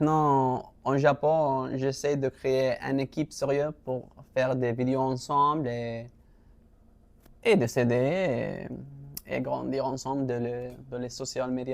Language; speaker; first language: French; non-native, local second language; Arabic